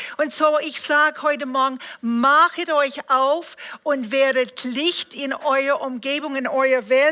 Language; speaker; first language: German; non-native, fluent; English